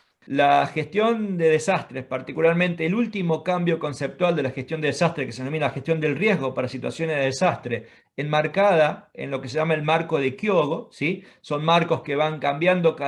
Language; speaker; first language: Spanish; native; Spanish